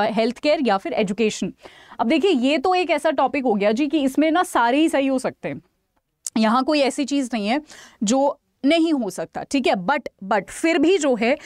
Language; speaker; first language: Hindi; native; Hindi